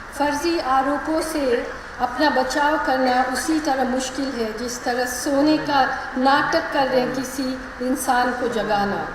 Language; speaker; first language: Hindi; non-native, local second language; Malayalam